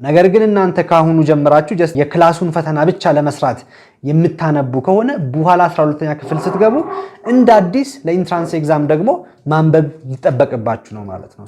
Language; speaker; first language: Amharic; native; Amharic